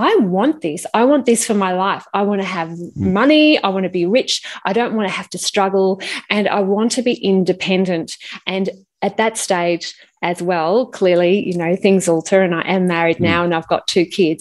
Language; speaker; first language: English; native; English